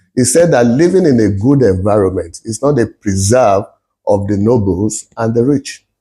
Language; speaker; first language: English; non-native, local second language; Yoruba